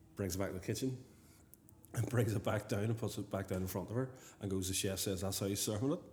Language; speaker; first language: English; native; English